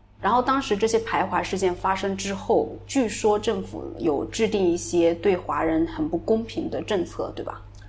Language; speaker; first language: Chinese; native; Chinese